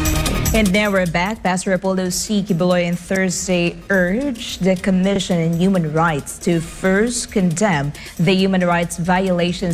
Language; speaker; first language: English; non-native, local second language; Filipino